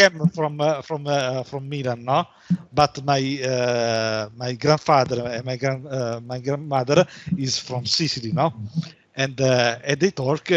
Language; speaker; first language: English; non-native, learner; Italian